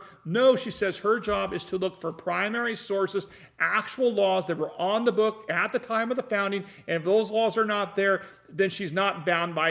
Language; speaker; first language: English; native; English